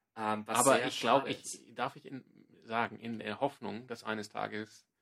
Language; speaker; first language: German; non-native, fluent; English